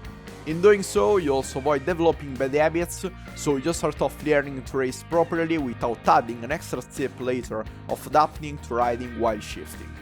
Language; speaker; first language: English; non-native, fluent; German